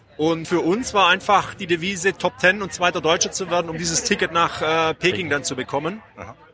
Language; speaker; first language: German; native; German